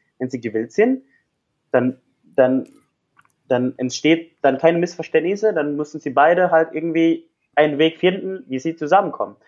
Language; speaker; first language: German; non-native, fluent; Indonesian